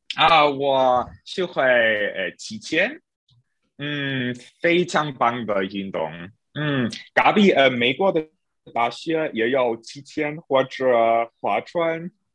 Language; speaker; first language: Chinese; non-native, learner; German